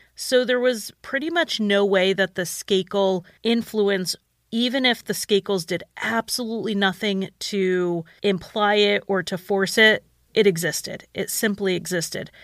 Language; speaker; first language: English; native; English